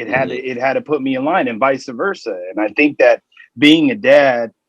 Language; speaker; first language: English; native; English